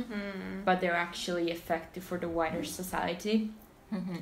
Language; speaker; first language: English; non-native, fluent; Italian